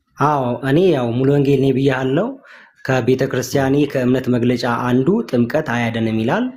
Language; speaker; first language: Amharic; non-native, local second language; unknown